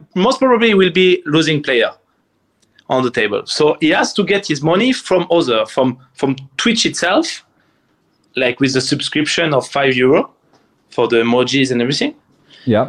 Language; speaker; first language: English; non-native, fluent; French